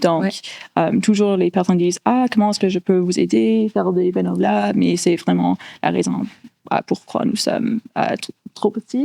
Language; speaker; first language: French; non-native, local second language; English